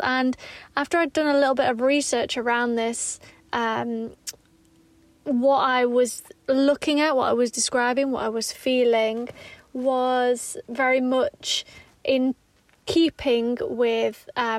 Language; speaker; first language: English; native; English